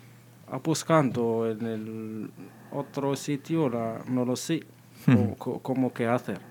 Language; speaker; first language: Spanish; non-native, learner; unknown